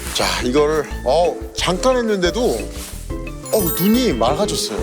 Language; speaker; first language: Korean; native; Korean